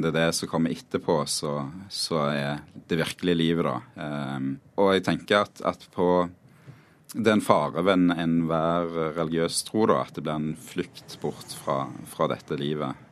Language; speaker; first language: Norwegian; native; Norwegian